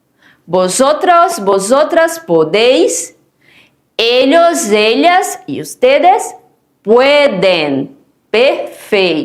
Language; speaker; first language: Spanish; non-native, fluent; Portuguese